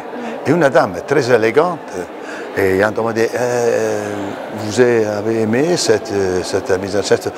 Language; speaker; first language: French; non-native, fluent; Italian